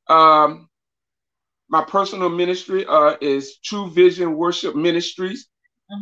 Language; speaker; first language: English; native; English